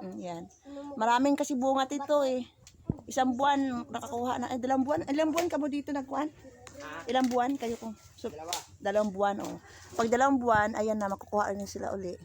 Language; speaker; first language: Filipino; non-native, local second language; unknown